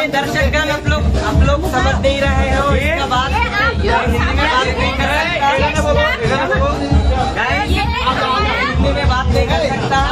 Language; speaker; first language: Hindi; non-native, learner; Bangla